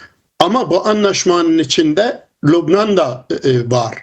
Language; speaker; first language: Turkish; non-native, fluent; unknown